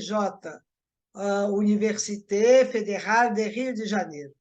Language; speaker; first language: French; non-native, learner; Portuguese